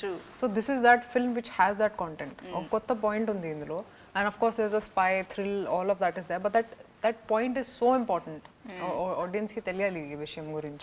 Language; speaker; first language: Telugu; non-native, local second language; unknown